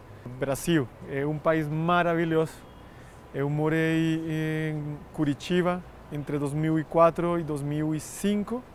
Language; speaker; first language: Portuguese; non-native, fluent; Spanish